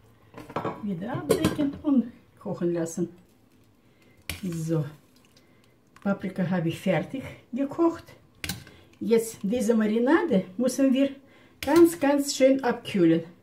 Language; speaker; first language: German; non-native, fluent; Russian